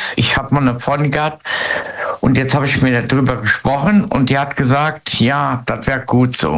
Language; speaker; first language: German; native; German